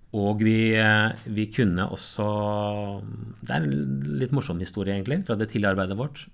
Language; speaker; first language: Norwegian; native; Norwegian